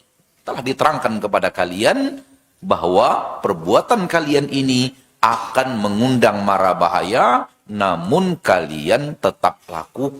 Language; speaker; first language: Indonesian; native; Indonesian